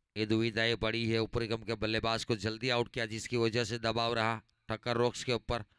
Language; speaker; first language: Hindi; non-native, local second language; Gujarati